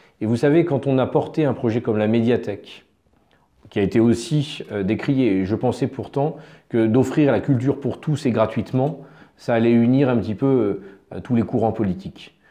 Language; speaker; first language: French; native; French